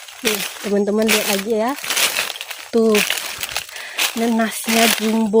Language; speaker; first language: Indonesian; native; Indonesian